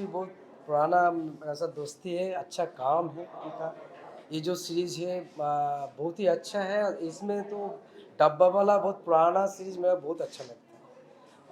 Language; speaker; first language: Hindi; non-native, local second language; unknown